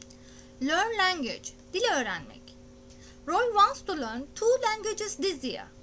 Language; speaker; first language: English; non-native, fluent; Turkish